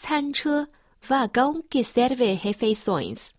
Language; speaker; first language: Portuguese; non-native, fluent; Chinese